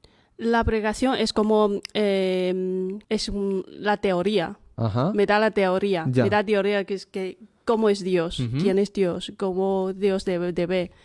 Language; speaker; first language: Spanish; non-native, fluent; Chinese